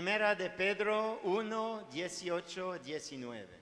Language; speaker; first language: Spanish; non-native, learner; French